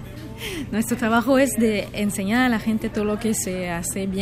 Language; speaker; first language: Spanish; non-native, fluent; French